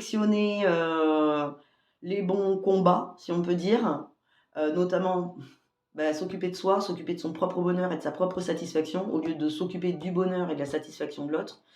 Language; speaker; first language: French; native; French